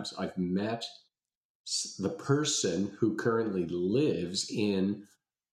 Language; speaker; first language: English; native; English